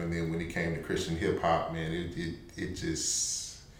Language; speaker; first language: English; native; English